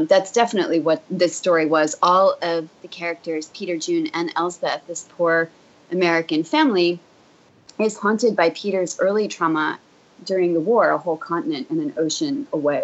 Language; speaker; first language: English; native; English